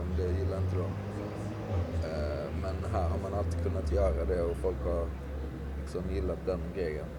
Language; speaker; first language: Swedish; native; Swedish